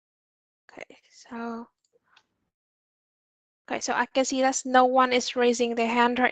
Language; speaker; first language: English; non-native, fluent; Vietnamese